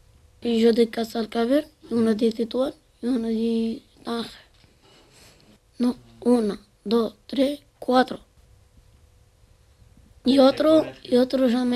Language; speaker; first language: Spanish; non-native, learner; Arabic